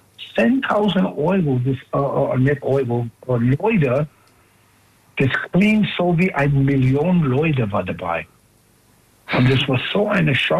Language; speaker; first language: German; non-native, fluent; English